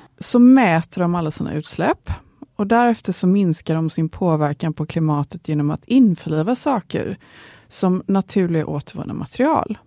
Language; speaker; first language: Swedish; native; Swedish